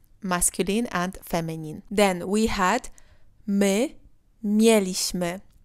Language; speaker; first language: English; non-native, fluent; Polish